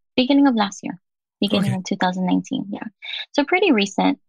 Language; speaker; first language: English; native; English